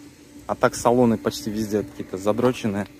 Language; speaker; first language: Russian; native; Russian